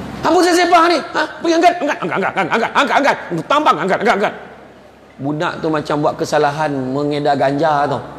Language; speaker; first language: Malay; native; Malay